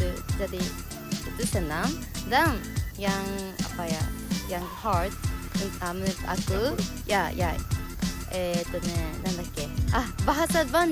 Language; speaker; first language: Indonesian; non-native, learner; Japanese